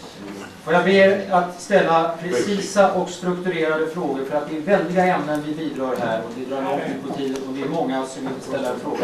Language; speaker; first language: Swedish; native; Swedish